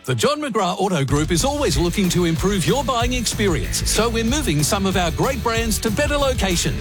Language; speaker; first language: English; native; English